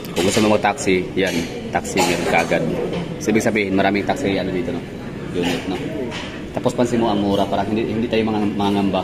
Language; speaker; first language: Filipino; non-native, local second language; Cebuano